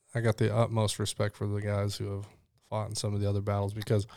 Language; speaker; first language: English; native; English